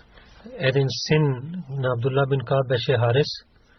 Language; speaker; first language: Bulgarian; non-native, learner; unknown